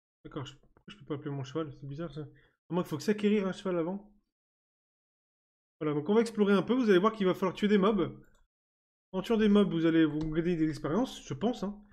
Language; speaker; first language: French; native; French